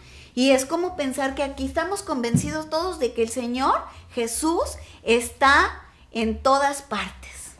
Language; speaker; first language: Spanish; native; Spanish